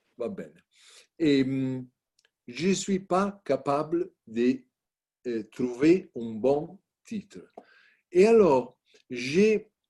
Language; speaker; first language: French; non-native, learner; Italian